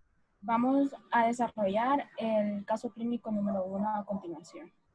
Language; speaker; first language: Spanish; native; Spanish